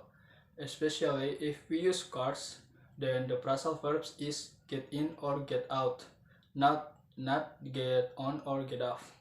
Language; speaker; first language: English; non-native, learner; Indonesian